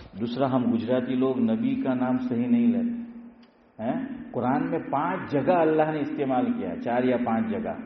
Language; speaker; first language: Urdu; non-native, local second language; Gujarati